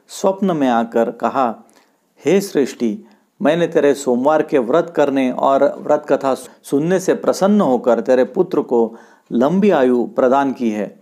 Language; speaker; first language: Hindi; non-native, local second language; Marathi